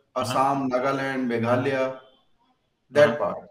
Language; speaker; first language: English; non-native, local second language; Punjabi